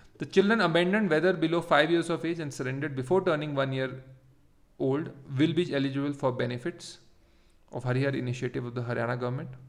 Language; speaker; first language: English; non-native, local second language; Hindi